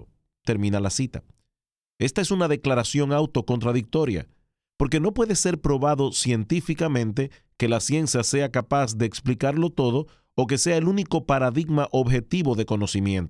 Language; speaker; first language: Spanish; native; Spanish